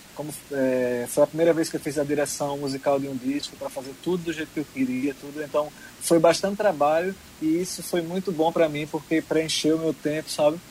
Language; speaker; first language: Portuguese; native; Portuguese